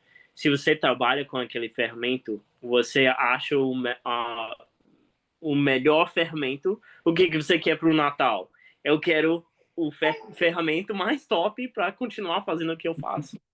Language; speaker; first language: Portuguese; non-native, fluent; English